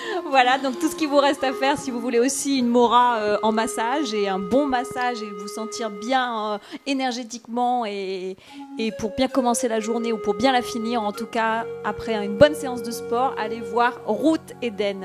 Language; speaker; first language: French; native; French